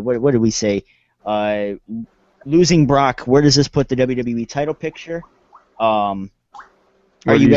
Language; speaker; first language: English; native; English